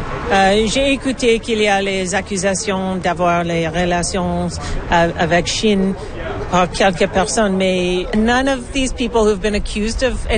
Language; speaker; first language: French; non-native, learner; English